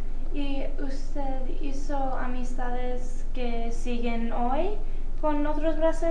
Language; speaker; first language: Spanish; early bilingual, heritage; Spanish